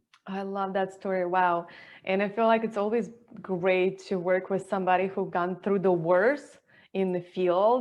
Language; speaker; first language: English; non-native, fluent; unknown